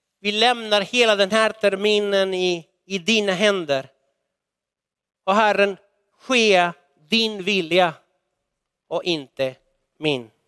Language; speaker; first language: Swedish; non-native, fluent; Spanish